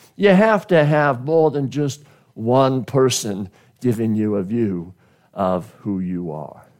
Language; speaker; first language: English; native; English